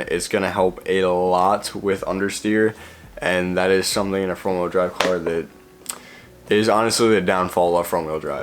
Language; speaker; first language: English; native; English